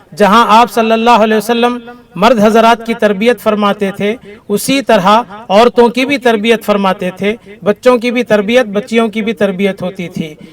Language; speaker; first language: Urdu; native; Urdu